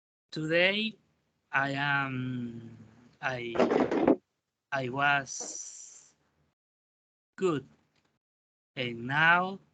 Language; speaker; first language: English; non-native, learner; Spanish